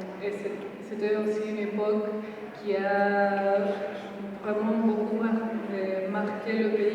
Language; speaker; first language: French; non-native, fluent; Spanish